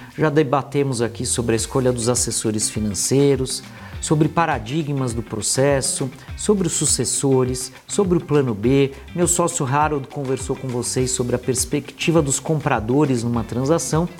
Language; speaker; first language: Portuguese; native; Portuguese